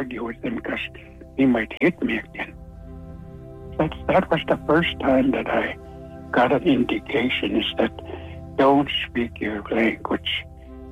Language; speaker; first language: English; non-native, fluent; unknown